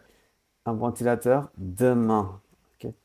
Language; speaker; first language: French; non-native, fluent; Sinhala